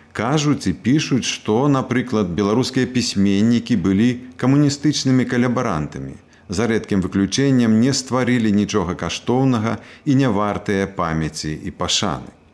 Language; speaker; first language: Belarusian; native; Belarusian